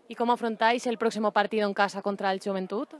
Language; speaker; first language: Spanish; native; Spanish